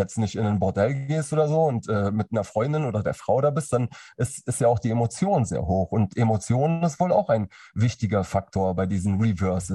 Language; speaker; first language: German; native; German